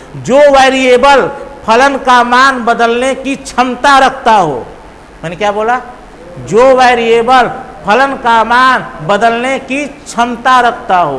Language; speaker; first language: Hindi; native; Hindi